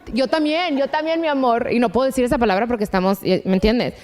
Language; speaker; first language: Spanish; early bilingual, heritage; Spanish